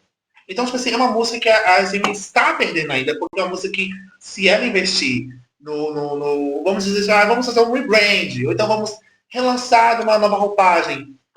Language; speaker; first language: Portuguese; native; Portuguese